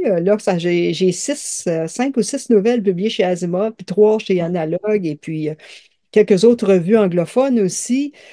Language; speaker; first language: French; native; French